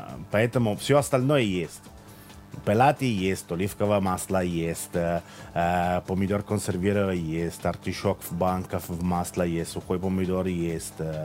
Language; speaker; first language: Russian; non-native, learner; Italian